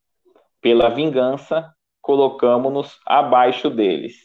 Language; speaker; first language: Portuguese; native; Portuguese